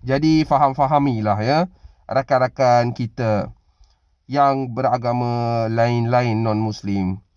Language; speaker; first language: Malay; native; Malay